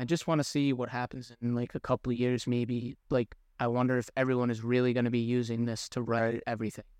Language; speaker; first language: English; native; English